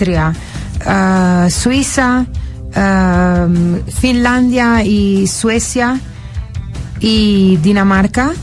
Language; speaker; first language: Spanish; non-native, fluent; Italian